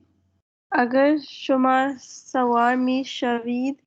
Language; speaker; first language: Persian; non-native, learner; Urdu